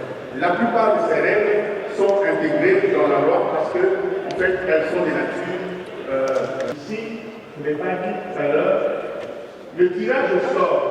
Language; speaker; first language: French; native; French